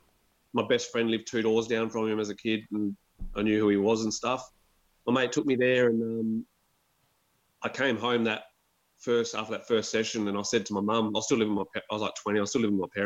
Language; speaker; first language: English; native; English